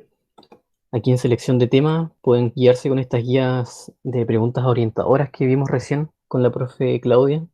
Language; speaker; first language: Spanish; native; Spanish